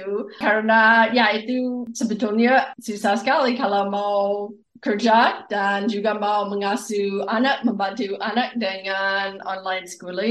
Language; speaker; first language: Indonesian; non-native, fluent; English